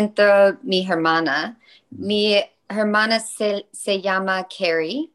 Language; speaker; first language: Spanish; non-native, learner; English